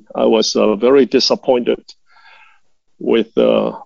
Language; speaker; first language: English; non-native, local second language; Cantonese